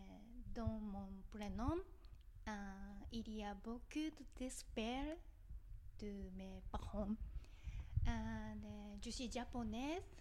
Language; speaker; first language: French; non-native, learner; Japanese